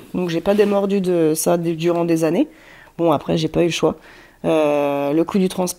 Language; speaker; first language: French; native; French